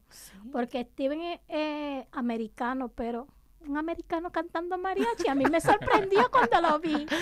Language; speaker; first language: Spanish; native; Spanish